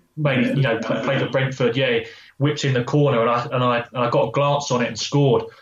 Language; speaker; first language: English; native; English